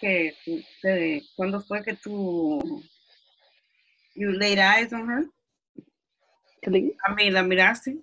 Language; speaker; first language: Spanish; early bilingual, heritage; Spanish